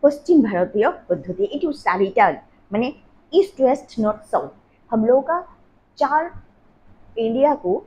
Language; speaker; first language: Hindi; non-native, local second language; Assamese